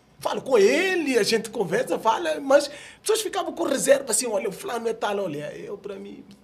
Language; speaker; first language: Portuguese; non-native, local second language; Upper Guinea Crioulo